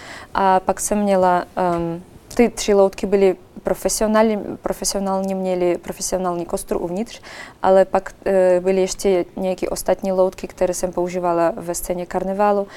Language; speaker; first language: Czech; non-native, fluent; Russian